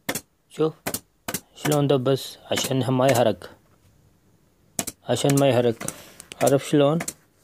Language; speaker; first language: Arabic; non-native, learner; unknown